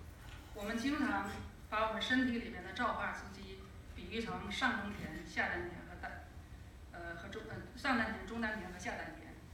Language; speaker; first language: Chinese; native; Chinese